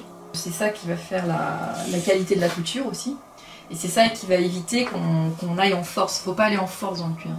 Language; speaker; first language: French; native; French